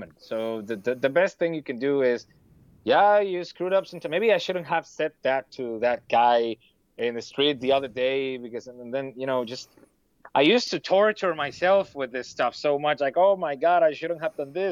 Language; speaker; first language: English; non-native, fluent; Spanish